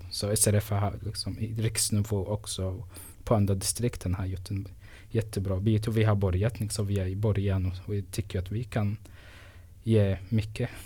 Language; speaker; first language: Swedish; non-native, fluent; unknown